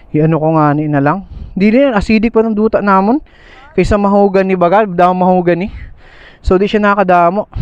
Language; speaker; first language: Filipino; non-native, local second language; Masbatenyo